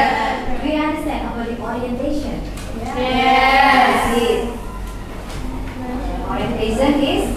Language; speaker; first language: English; non-native, learner; Indonesian